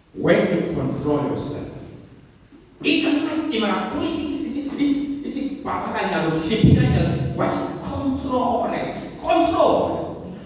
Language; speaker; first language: Zulu; non-native, local second language; Swati